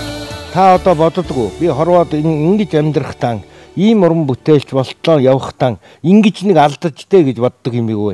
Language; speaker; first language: Mongolian; native; Mongolian